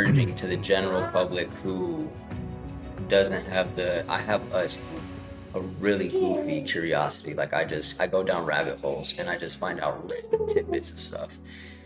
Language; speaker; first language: English; native; English